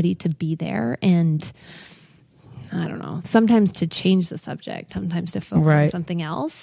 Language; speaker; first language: English; native; English